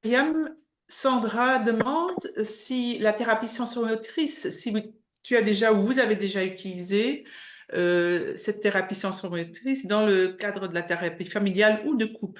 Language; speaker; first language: French; native; French